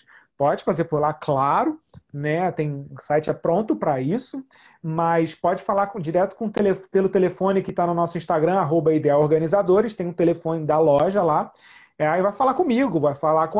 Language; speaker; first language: Portuguese; native; Portuguese